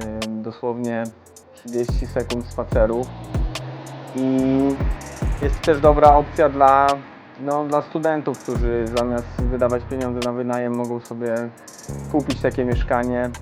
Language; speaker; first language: Polish; native; Polish